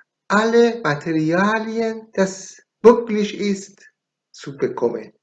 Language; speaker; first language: German; non-native, learner; Persian